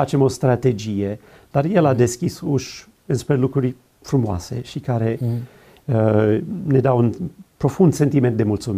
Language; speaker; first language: Romanian; non-native, fluent; English